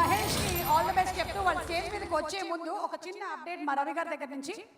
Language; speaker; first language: Telugu; native; Telugu